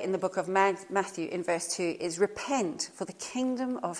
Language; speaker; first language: English; native; English